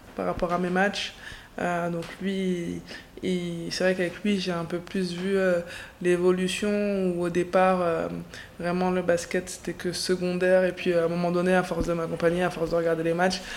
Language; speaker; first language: French; native; French